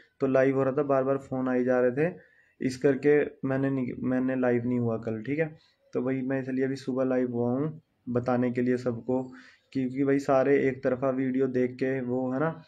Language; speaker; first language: Hindi; non-native, local second language; Punjabi